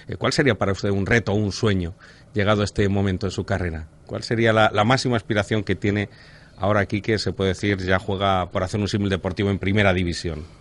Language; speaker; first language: Spanish; native; Spanish